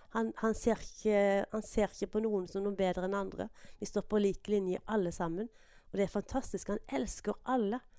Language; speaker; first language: Norwegian; native; Norwegian